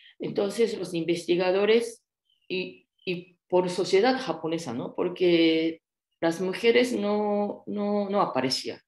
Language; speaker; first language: Spanish; non-native, fluent; Japanese